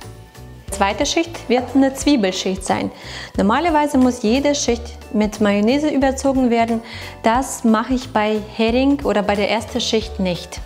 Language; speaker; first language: German; non-native, fluent; Russian